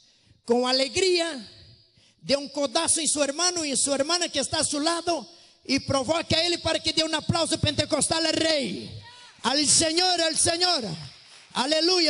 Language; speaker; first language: Spanish; non-native, fluent; Portuguese